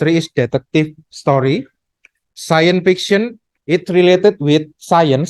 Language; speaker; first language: English; non-native, fluent; Indonesian